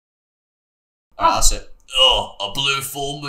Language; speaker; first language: English; native; English